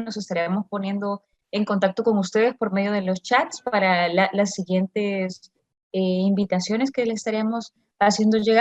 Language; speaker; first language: Spanish; native; Spanish